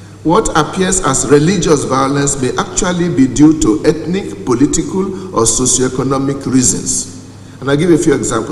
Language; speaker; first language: English; non-native, local second language; Yoruba